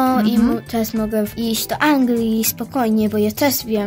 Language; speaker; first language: Polish; early bilingual, heritage; Polish